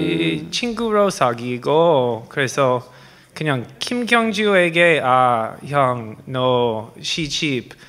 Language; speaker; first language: Korean; non-native, learner; English